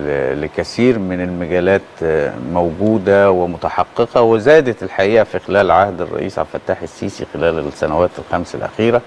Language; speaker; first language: Arabic; native; Arabic